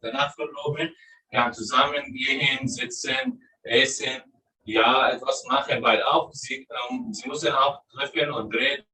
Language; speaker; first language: German; non-native, learner; Arabic